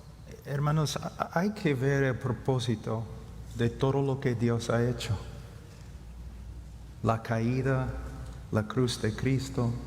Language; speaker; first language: Spanish; non-native, fluent; English